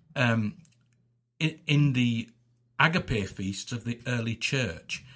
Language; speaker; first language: English; native; English